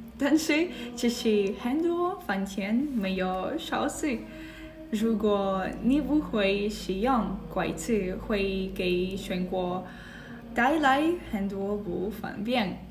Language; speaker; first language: Chinese; non-native, fluent; Ukrainian